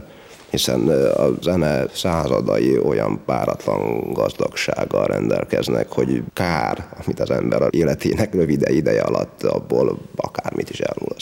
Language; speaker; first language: Hungarian; native; Hungarian